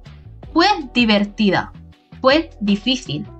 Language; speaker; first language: Spanish; non-native, fluent; Bangla